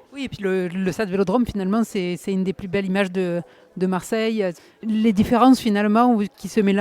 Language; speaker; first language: French; native; French